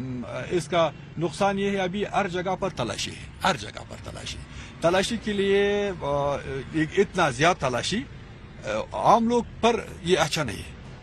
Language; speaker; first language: Hindi; non-native, learner; Persian